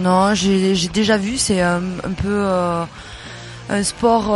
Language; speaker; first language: French; native; French